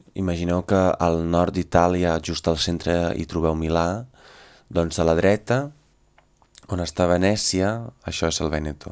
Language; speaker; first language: Catalan; non-native, fluent; Italian